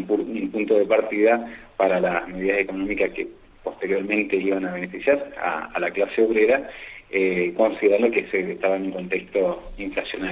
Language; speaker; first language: Spanish; native; Spanish